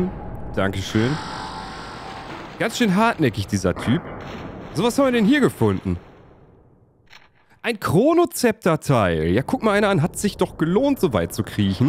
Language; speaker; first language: German; native; German